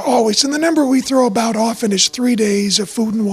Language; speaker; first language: English; native; English